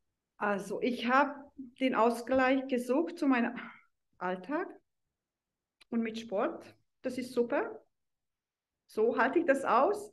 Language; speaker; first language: German; non-native, fluent; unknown